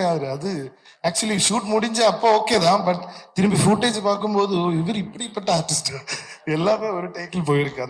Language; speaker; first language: Tamil; non-native, learner; Malayalam